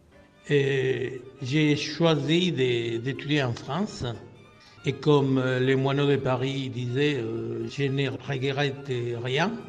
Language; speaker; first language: French; non-native, fluent; Spanish